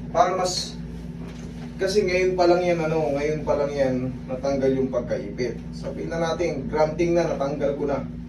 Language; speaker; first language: Filipino; native; Filipino